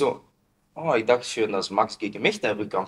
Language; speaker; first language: German; non-native, learner; Dutch